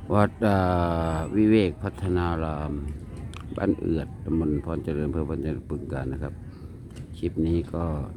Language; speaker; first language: Thai; native; Thai